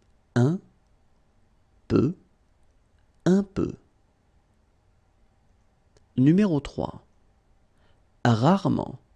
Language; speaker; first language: French; native; French